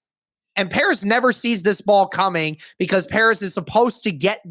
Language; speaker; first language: English; native; English